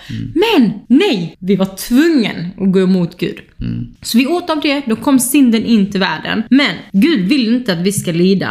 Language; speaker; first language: Swedish; early bilingual, other home language; Kurdish